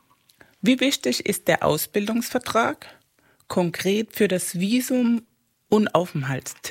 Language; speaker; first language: German; early bilingual, other home language; Spanish